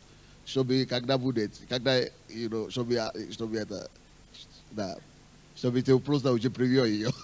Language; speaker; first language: Russian; non-native, fluent; Yoruba